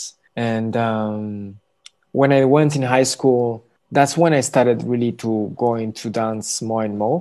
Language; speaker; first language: English; non-native, local second language; Kinyarwanda